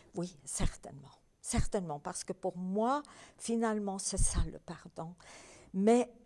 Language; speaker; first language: French; early bilingual, other home language; Polish